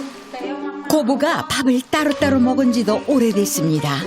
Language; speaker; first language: Korean; native; Korean